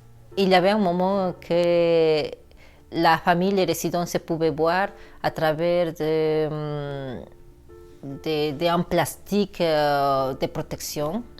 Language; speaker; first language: French; non-native, fluent; Spanish